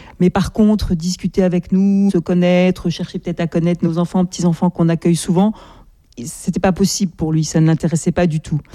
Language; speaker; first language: French; native; French